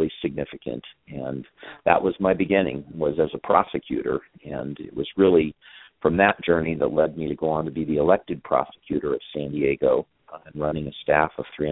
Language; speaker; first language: English; native; English